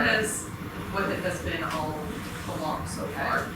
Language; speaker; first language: English; native; English